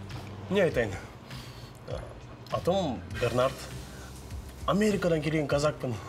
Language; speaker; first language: Kyrgyz; non-native, learner; English